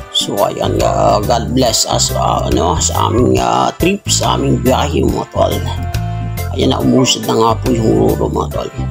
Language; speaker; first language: Filipino; non-native, local second language; Bikol